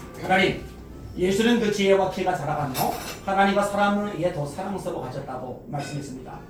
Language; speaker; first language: Korean; native; Korean